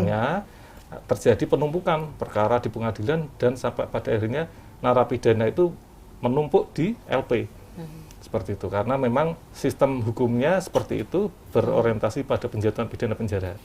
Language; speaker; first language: Indonesian; native; Indonesian